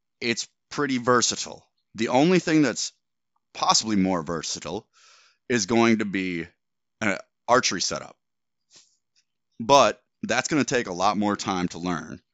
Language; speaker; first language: English; native; English